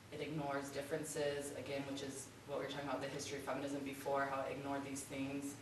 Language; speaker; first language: English; native; English